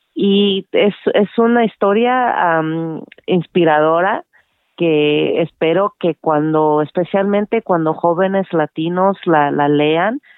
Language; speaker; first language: Spanish; native; Spanish